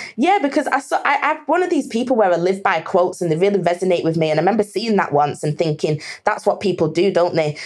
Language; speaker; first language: English; native; English